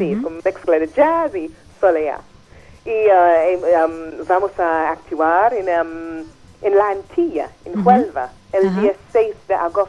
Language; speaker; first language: Spanish; non-native, fluent; English